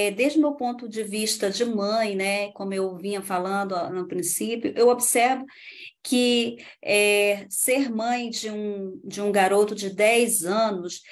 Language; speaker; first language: Portuguese; native; Portuguese